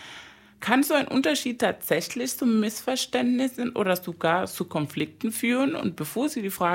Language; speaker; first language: German; non-native, fluent; Spanish